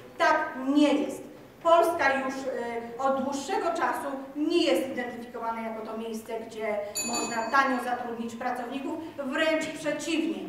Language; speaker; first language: Polish; early bilingual, heritage; Polish